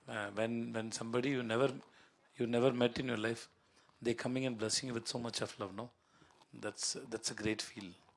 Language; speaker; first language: English; non-native, local second language; Tamil